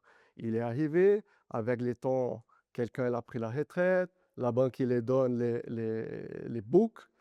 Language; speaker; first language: French; non-native, learner; Portuguese